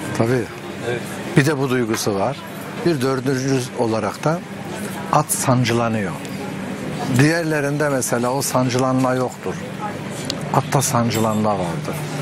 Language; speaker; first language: Turkish; native; Turkish